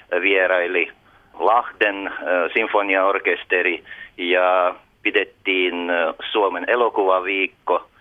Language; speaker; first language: Finnish; early bilingual, heritage; Russian